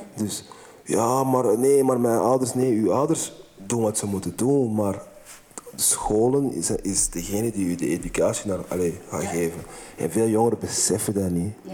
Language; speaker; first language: Dutch; non-native, fluent; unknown